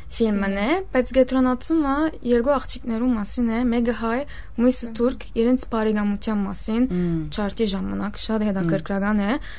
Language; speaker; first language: Armenian; early bilingual, heritage; Armenian